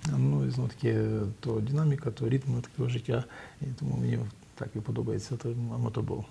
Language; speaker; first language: Ukrainian; native; Ukrainian